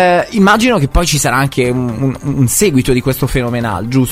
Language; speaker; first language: Italian; native; Italian